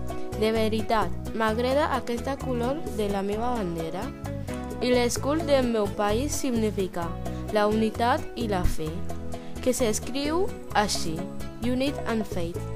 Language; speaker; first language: Catalan; non-native, learner; Bini